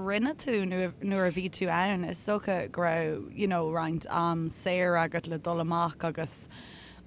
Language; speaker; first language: Irish; native; Irish